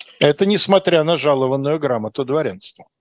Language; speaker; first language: Russian; native; Russian